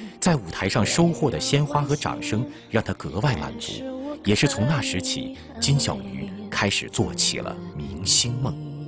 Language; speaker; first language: Chinese; native; Chinese